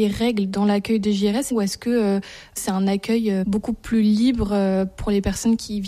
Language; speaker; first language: French; native; French